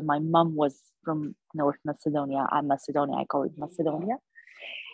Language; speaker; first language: English; non-native, fluent; Serbian